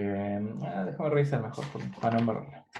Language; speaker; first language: Spanish; native; Spanish